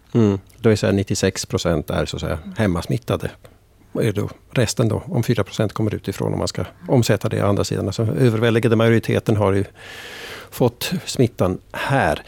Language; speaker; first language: Swedish; native; Swedish